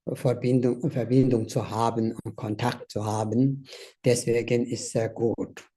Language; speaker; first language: German; non-native, learner; Tibetan